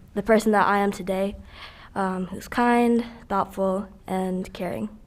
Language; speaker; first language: English; early bilingual, other home language; Filipino